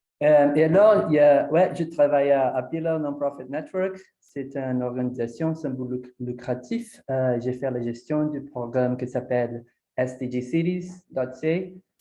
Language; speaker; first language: French; non-native, fluent; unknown